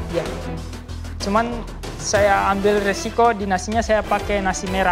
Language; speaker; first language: Indonesian; non-native, local second language; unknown